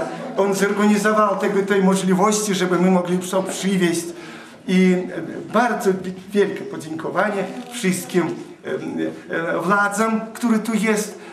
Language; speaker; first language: Polish; early bilingual, heritage; Polish